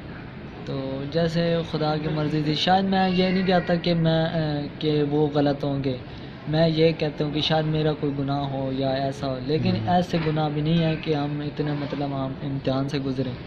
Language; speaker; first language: Urdu; non-native, local second language; Punjabi